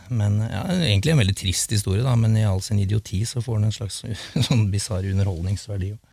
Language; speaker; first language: Norwegian; native; Norwegian